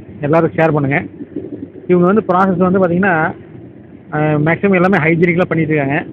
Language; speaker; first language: Tamil; native; Tamil